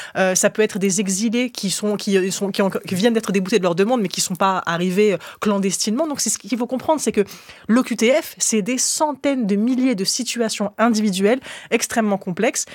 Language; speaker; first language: French; early bilingual, other home language; Arabic